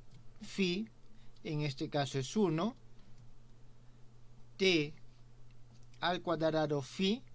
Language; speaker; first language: Spanish; native; Spanish